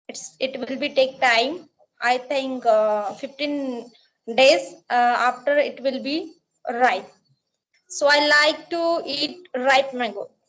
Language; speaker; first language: English; non-native, learner; Marathi